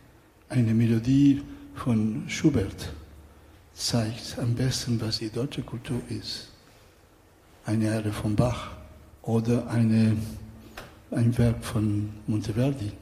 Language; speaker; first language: German; non-native, fluent; Catalan